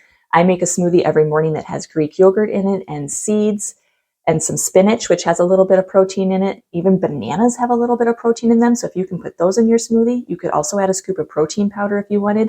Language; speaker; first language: English; native; English